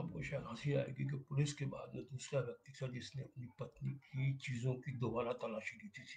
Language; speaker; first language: Hindi; native; Hindi